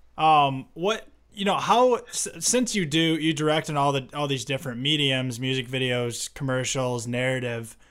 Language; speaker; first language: English; native; English